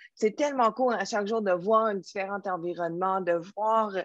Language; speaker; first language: French; native; French